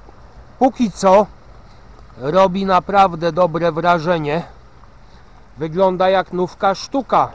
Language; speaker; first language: Polish; native; Polish